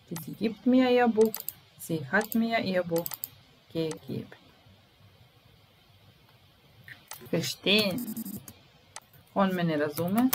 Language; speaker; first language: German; non-native, fluent; Serbian